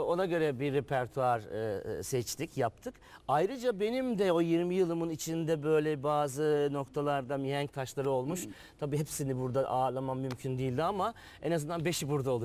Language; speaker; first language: Turkish; native; Turkish